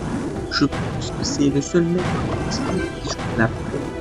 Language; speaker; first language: French; native; French